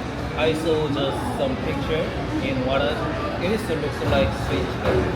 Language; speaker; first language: English; non-native, learner; Korean